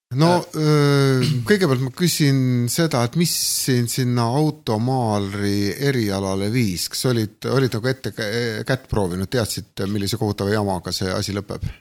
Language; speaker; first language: Estonian; native; Estonian